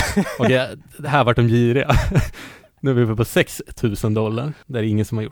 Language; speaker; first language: Swedish; native; Swedish